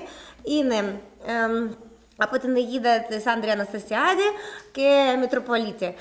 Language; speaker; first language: Greek; non-native, learner; Russian